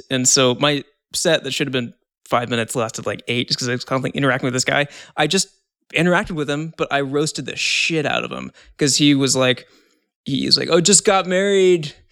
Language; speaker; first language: English; native; English